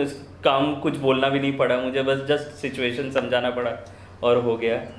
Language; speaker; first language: Hindi; non-native, local second language; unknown